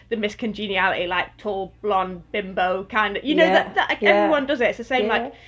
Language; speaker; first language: English; native; English